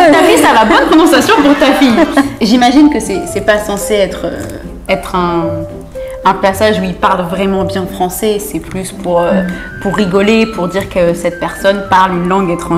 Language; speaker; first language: French; native; French